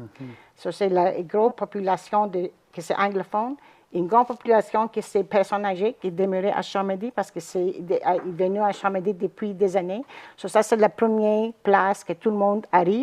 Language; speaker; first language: French; non-native, fluent; Greek